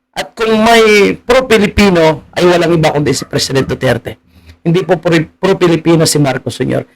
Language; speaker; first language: Filipino; native; Filipino